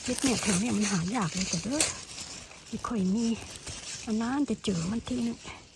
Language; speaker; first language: Thai; native; Thai